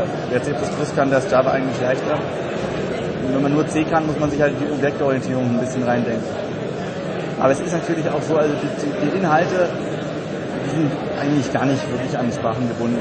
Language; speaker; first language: German; native; German